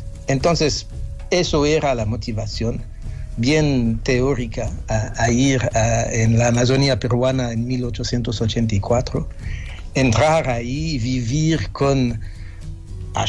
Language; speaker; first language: Spanish; non-native, fluent; French